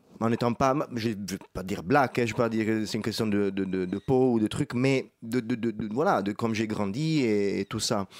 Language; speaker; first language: French; non-native, fluent; Italian